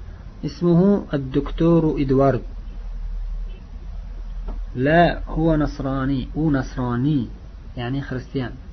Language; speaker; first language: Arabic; non-native, fluent; Uzbek